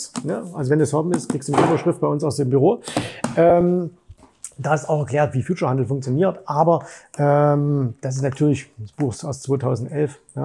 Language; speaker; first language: German; native; German